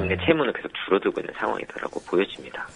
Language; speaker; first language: Korean; native; Korean